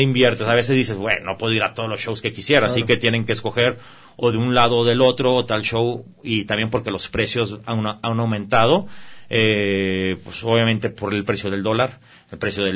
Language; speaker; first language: Spanish; native; Spanish